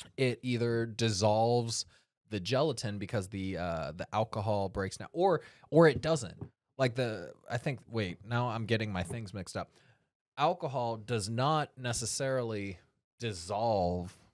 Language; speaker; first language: English; native; English